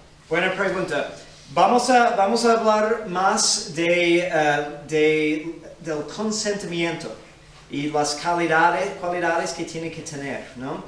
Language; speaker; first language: Spanish; non-native, fluent; English